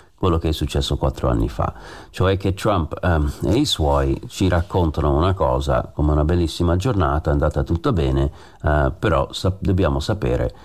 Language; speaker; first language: Italian; non-native, fluent; English